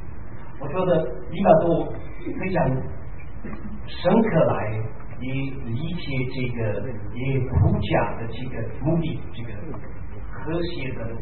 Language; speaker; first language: Chinese; non-native, fluent; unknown